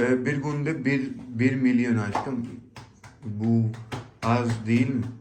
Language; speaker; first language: Turkish; non-native, learner; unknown